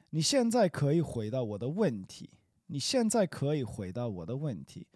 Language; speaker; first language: Chinese; non-native, fluent; English